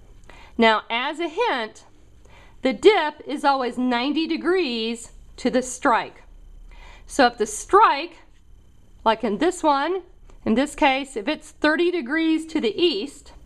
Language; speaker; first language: English; native; English